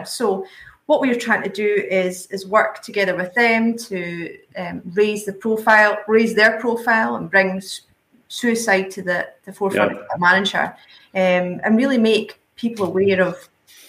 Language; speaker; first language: English; native; English